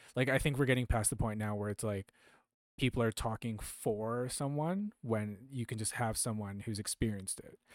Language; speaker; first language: English; early bilingual, other home language; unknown